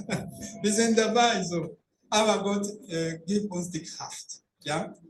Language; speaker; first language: German; non-native, fluent; Rundi